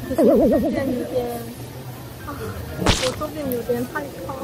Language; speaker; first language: Chinese; non-native, learner; Korean